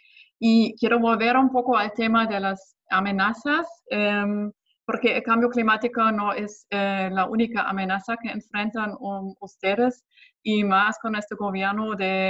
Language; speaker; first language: Spanish; non-native, fluent; German